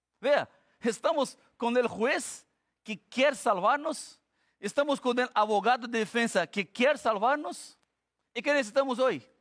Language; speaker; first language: Spanish; non-native, fluent; Portuguese